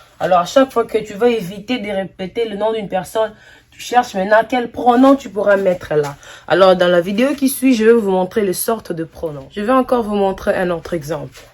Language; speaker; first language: French; non-native, local second language; Lingala